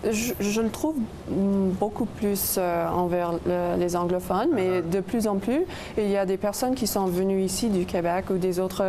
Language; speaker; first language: French; non-native, local second language; English